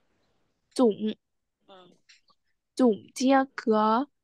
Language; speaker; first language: Chinese; non-native, learner; Vietnamese